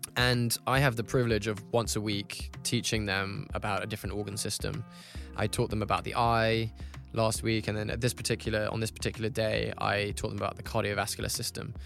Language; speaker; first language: English; native; English